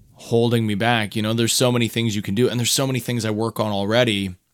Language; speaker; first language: English; native; English